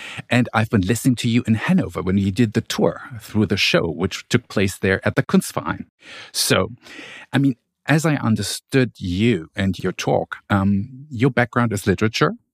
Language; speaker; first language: English; non-native, fluent; German